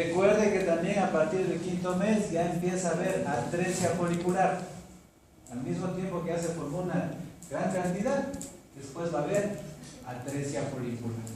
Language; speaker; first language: Spanish; native; Spanish